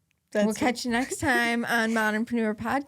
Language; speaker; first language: English; native; English